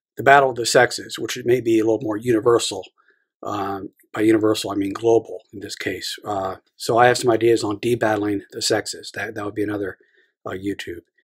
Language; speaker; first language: English; native; English